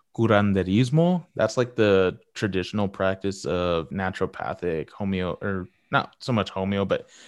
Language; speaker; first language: English; early bilingual, other home language; Spanish